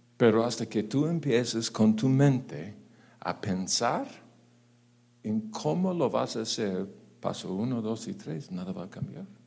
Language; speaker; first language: Spanish; non-native, fluent; English